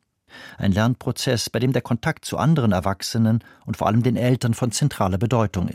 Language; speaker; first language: German; native; German